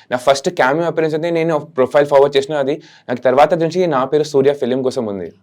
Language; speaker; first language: Telugu; non-native, local second language; Hindi